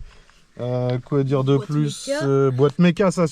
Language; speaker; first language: French; native; French